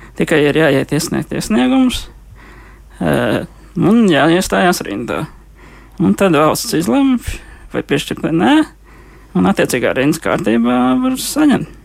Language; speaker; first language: Latvian; native; Latvian